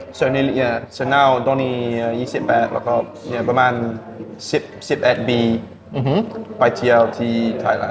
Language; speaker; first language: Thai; non-native, learner; English